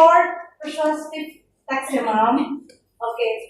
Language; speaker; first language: English; non-native, fluent; Indonesian